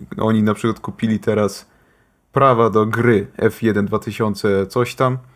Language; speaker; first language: Polish; early bilingual, heritage; Polish